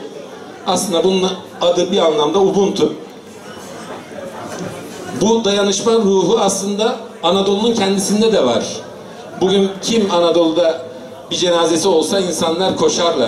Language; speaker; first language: Turkish; native; Turkish